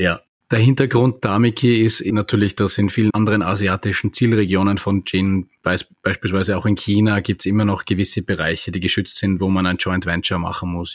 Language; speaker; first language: German; native; German